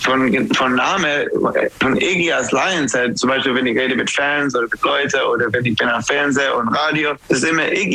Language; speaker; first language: German; non-native, fluent; English